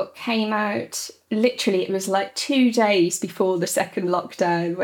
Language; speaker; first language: English; native; English